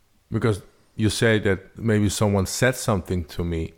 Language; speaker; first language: English; non-native, fluent; Dutch